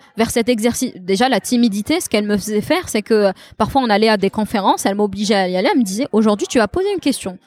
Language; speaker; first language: French; non-native, local second language; Kabyle